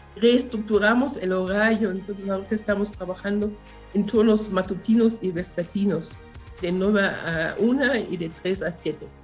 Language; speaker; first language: Spanish; non-native, fluent; German